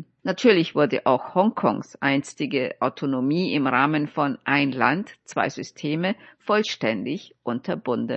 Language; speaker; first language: German; native; German